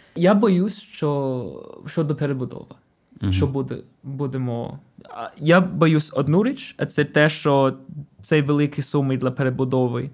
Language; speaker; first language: Ukrainian; non-native, fluent; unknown